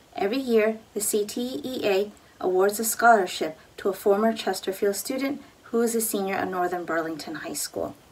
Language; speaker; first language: English; native; English